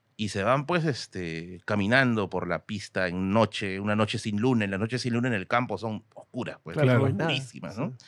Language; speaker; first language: Spanish; native; Spanish